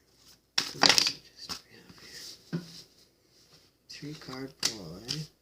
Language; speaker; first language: English; native; English